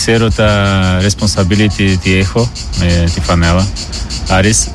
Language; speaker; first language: Greek; non-native, learner; Portuguese